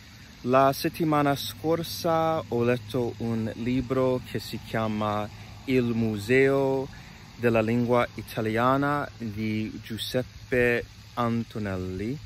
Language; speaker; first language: Italian; non-native, learner; English